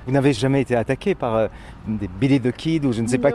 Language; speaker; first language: French; native; French